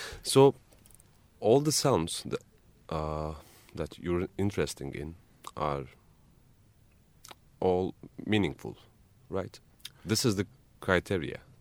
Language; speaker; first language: English; non-native, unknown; Turkish